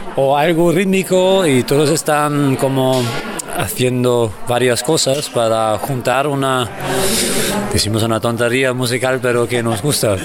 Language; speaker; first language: Spanish; non-native, fluent; German